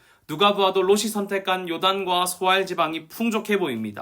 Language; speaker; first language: Korean; native; Korean